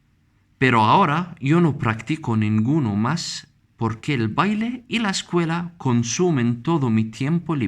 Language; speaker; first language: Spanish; non-native, fluent; Arabic